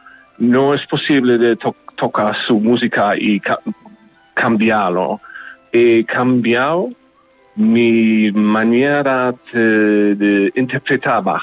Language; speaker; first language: Spanish; non-native, learner; German